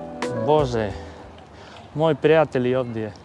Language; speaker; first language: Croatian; non-native, learner; Spanish